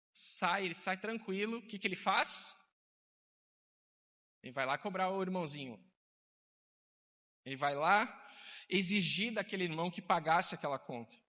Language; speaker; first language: Portuguese; native; Portuguese